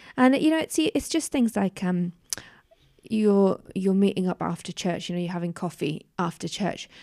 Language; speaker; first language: English; native; English